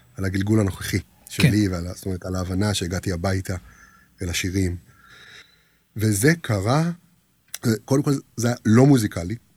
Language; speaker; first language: Hebrew; native; Hebrew